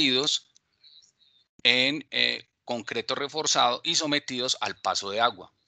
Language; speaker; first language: Spanish; native; Spanish